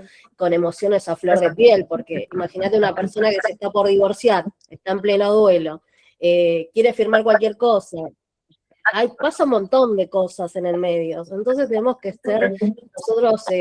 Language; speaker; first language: Spanish; native; Spanish